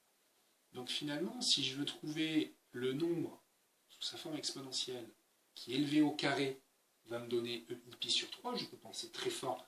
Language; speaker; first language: French; native; French